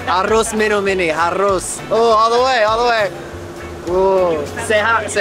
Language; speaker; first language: Indonesian; non-native, learner; English